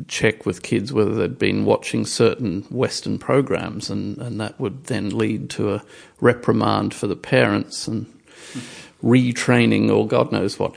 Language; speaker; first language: English; native; English